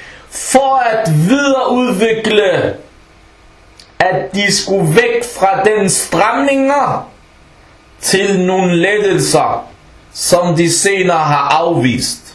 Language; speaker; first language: Danish; non-native, local second language; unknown